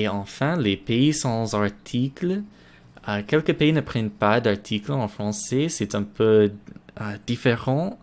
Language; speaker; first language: French; non-native, learner; English